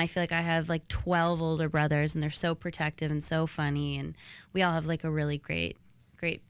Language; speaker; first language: English; native; English